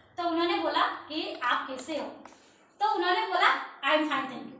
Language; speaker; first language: Hindi; non-native, local second language; Assamese